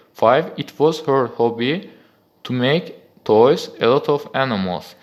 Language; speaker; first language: English; non-native, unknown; Azerbaijani